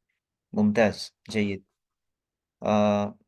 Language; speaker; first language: Arabic; non-native, fluent; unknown